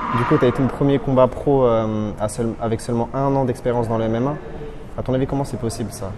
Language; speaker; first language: French; native; French